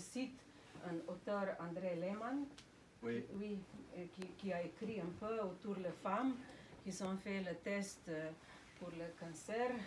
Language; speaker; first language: French; non-native, fluent; Slovenian